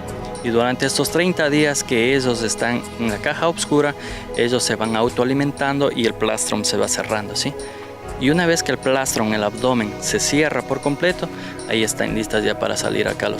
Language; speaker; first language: Spanish; native; Spanish